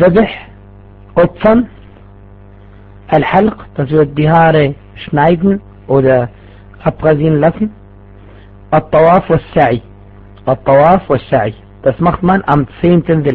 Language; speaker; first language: German; non-native, fluent; Arabic